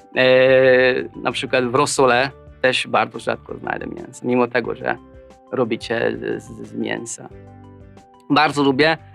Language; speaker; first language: Polish; non-native, fluent; Hungarian